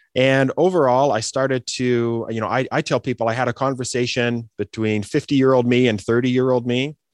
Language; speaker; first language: English; native; English